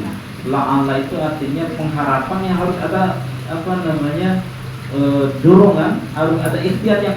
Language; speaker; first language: Indonesian; native; Indonesian